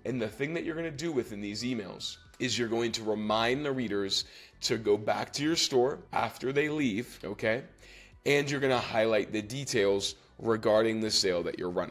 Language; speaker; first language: English; native; English